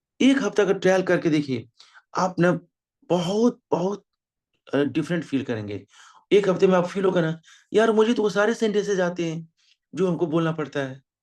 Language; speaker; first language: Hindi; native; Hindi